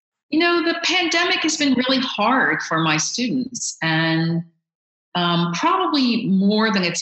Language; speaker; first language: English; native; English